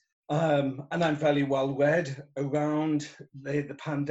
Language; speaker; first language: English; native; English